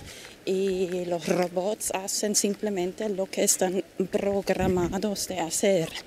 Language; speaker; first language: Spanish; non-native, fluent; German